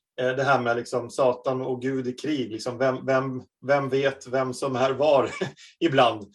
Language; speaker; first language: Swedish; native; Swedish